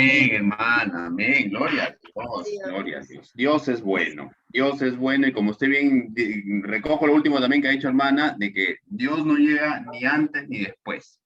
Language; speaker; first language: Spanish; native; Spanish